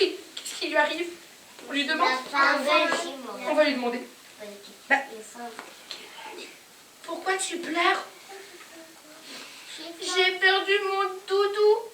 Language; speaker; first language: French; native; French